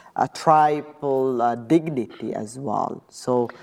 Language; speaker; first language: English; non-native, fluent; Arabic